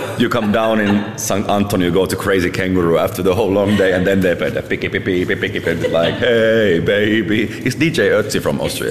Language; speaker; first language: English; non-native, fluent; Finnish